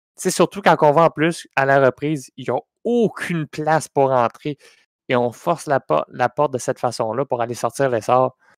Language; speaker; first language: French; native; French